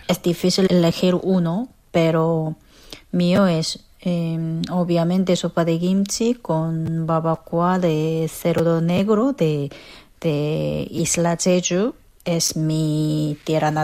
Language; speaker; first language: Spanish; non-native, fluent; Korean